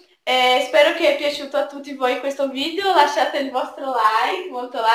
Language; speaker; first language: Italian; non-native, learner; Portuguese